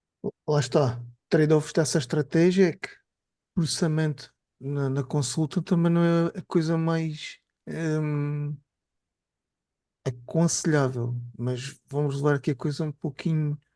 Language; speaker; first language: Portuguese; native; Portuguese